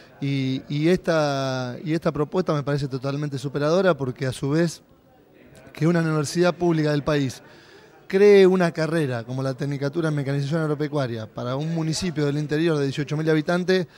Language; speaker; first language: Spanish; native; Spanish